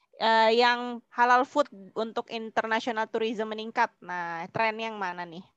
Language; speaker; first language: Indonesian; native; Indonesian